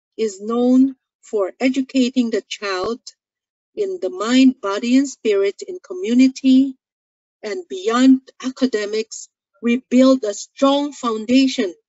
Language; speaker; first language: English; non-native, local second language; Min Nan Chinese